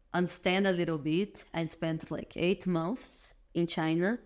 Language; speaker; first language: English; non-native, learner; Portuguese